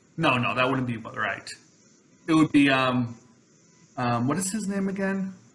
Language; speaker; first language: English; native; English